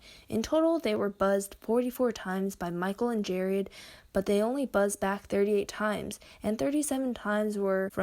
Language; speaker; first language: English; native; English